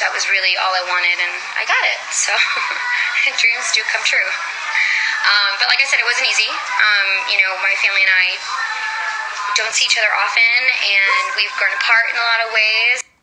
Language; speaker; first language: English; early bilingual, other home language; Spanish